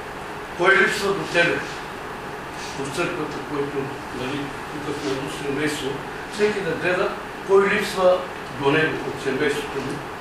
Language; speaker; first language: Bulgarian; non-native, local second language; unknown